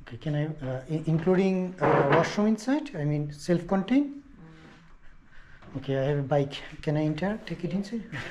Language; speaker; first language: English; non-native, local second language; Bangla